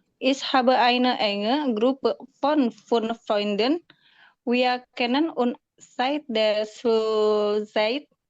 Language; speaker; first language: German; non-native, learner; Indonesian